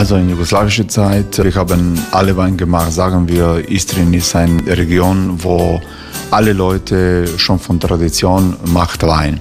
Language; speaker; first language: German; non-native, learner; Croatian